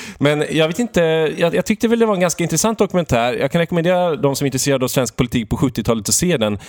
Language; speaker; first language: Swedish; native; Swedish